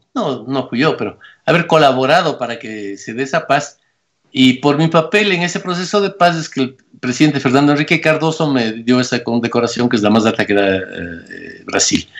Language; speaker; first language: Spanish; native; Spanish